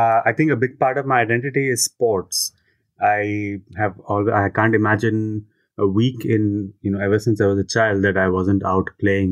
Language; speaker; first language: English; non-native, local second language; Telugu